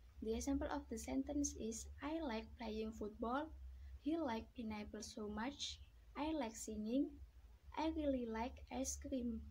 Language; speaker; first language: English; non-native, learner; Indonesian